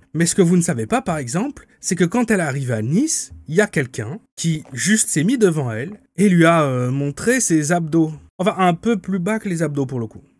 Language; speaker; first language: French; native; French